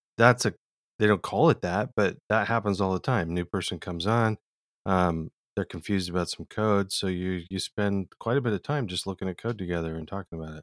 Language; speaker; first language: English; native; English